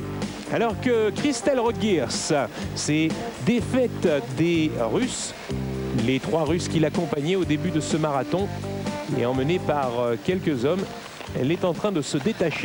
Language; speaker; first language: French; native; French